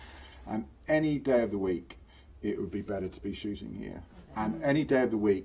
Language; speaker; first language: English; native; English